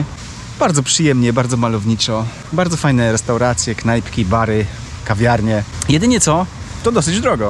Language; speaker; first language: Polish; native; Polish